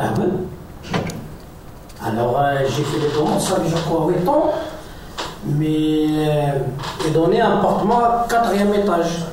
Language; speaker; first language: French; non-native, learner; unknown